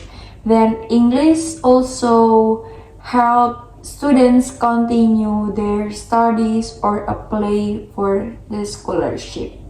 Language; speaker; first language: English; non-native, learner; Indonesian